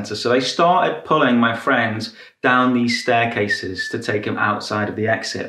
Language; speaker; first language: English; native; English